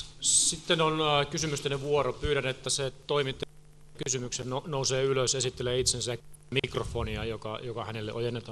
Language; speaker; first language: Finnish; native; Finnish